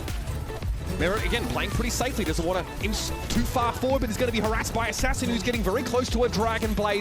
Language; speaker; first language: English; native; English